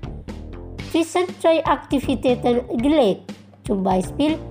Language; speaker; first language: German; non-native, learner; Indonesian